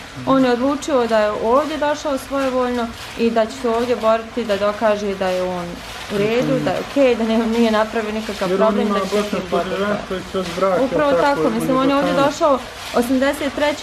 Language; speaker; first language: Bosnian; native; Bosnian